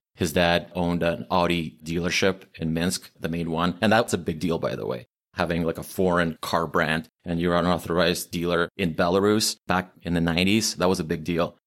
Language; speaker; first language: English; early bilingual, other home language; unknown